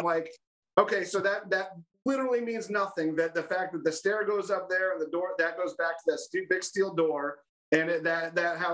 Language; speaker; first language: English; native; English